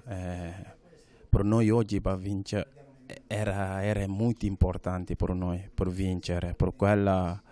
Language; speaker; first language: Italian; non-native, learner; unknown